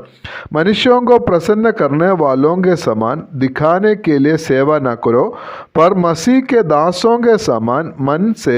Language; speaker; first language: Hindi; non-native, local second language; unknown